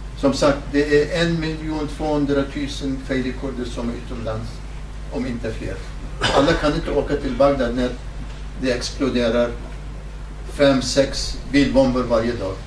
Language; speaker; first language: Swedish; non-native, fluent; Kurdish